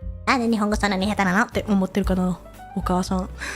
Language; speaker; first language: Japanese; non-native, fluent; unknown